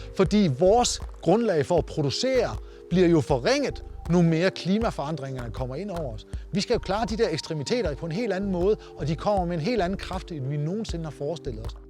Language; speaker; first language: Danish; native; Danish